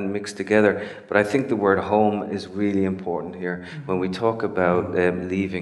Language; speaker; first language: English; native; English